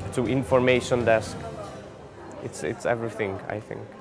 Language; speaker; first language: English; non-native, fluent; Hungarian